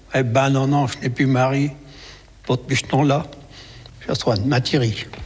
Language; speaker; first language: French; native; French